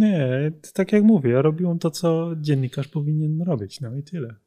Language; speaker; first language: Polish; non-native, fluent; Dutch